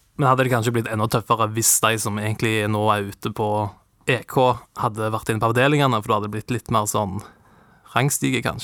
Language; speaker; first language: Norwegian; native; Norwegian